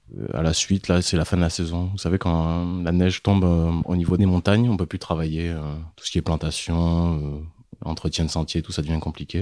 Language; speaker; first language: French; native; French